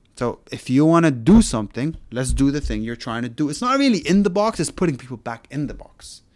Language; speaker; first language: English; non-native, fluent; Arabic